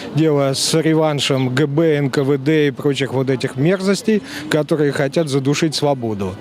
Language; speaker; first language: Russian; native; Russian